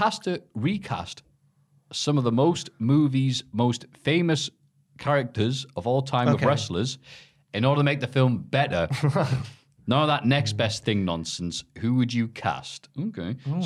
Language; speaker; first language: English; native; English